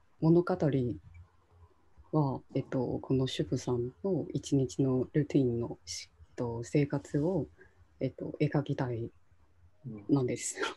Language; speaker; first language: Japanese; non-native, local second language; Chinese